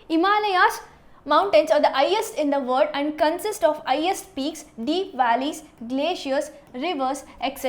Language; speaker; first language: English; non-native, local second language; Kannada